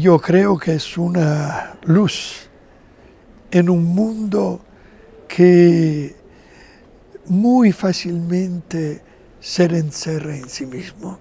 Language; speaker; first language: Spanish; non-native, fluent; Italian